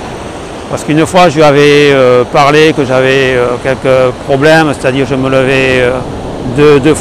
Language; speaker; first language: French; native; French